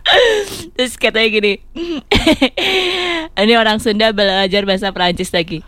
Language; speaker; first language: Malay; non-native, local second language; Sundanese